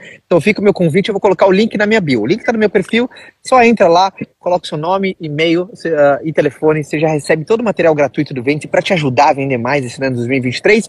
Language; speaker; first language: Portuguese; native; Portuguese